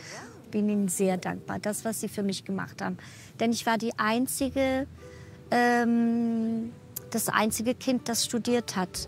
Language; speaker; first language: German; early bilingual, other home language; Portuguese